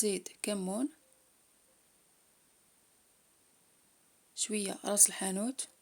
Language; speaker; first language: Arabic; native; Arabic